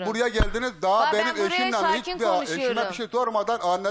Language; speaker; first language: Turkish; native; Turkish